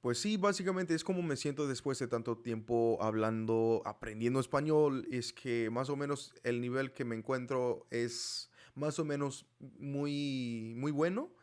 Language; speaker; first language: Spanish; non-native, fluent; English